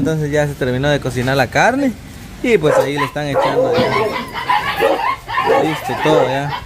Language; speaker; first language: Spanish; native; Spanish